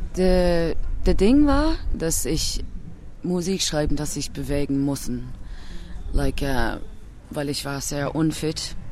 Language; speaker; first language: German; non-native, learner; English